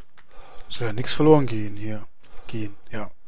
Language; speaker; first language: German; native; German